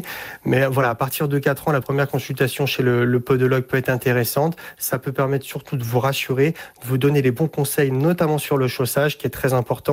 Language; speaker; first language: French; native; French